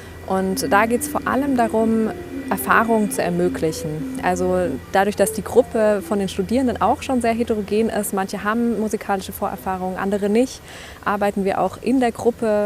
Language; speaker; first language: German; native; German